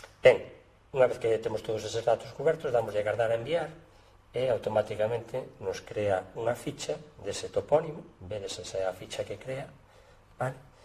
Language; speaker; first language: Galician; native; Galician